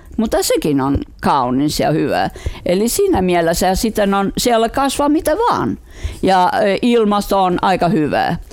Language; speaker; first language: Finnish; non-native, fluent; Albanian